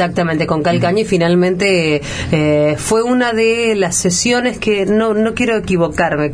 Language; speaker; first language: Spanish; native; Spanish